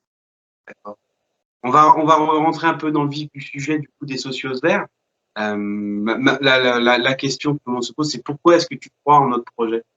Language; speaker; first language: French; native; French